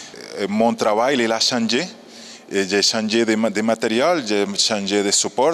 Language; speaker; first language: French; non-native, learner; Spanish